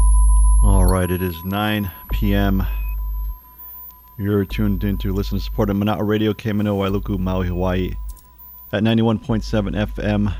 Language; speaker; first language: English; native; English